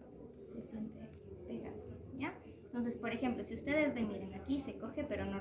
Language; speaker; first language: Spanish; native; Spanish